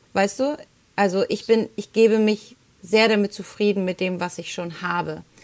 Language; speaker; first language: German; early bilingual, other home language; Spanish